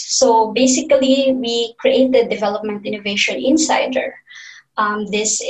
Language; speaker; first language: English; non-native, local second language; Cebuano